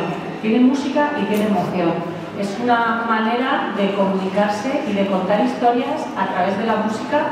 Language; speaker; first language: Spanish; native; Spanish